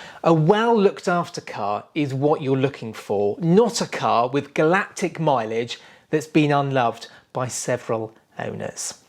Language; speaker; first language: English; native; English